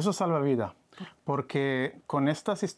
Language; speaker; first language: Spanish; non-native, learner; Hebrew